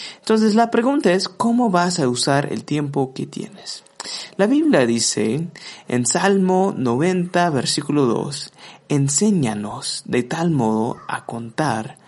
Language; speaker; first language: Spanish; non-native, fluent; English